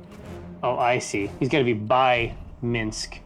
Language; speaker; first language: English; native; English